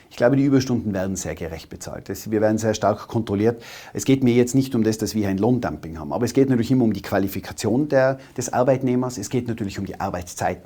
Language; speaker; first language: German; native; German